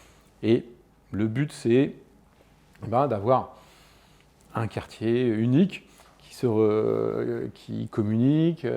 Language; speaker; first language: French; native; French